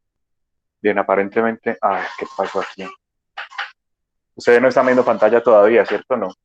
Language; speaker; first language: Spanish; native; Spanish